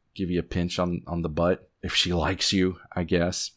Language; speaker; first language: English; native; English